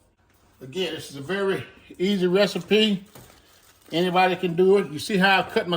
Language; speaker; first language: English; native; English